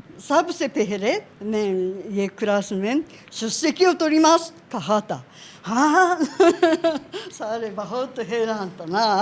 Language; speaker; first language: Urdu; non-native, learner; Japanese